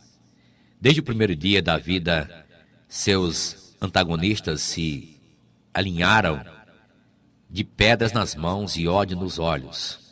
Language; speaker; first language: Portuguese; native; Portuguese